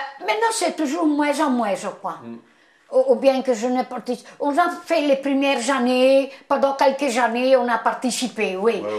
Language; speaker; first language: French; non-native, fluent; Italian